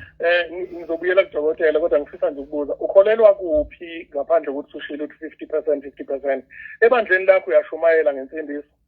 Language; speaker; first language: Zulu; native; Zulu